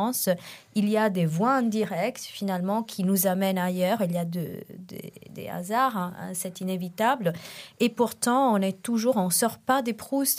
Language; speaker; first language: French; non-native, fluent; Italian